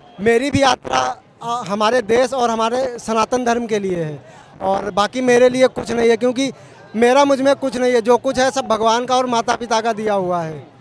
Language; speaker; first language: Hindi; native; Hindi